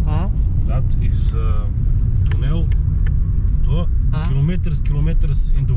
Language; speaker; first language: English; non-native, learner; Serbian